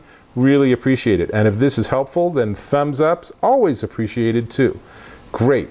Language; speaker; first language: English; native; English